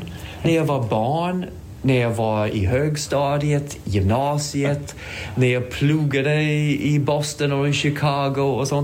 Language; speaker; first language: Swedish; non-native, fluent; English